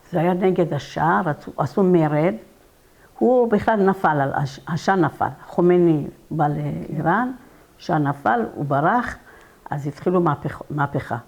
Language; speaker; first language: Hebrew; non-native, fluent; Persian